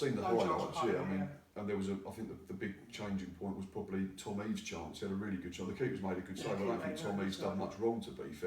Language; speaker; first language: English; native; English